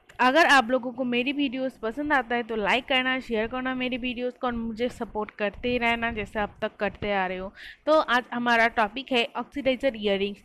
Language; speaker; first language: Hindi; non-native, local second language; Bangla